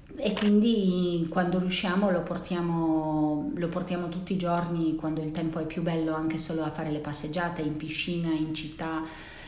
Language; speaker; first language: Italian; non-native, fluent; Polish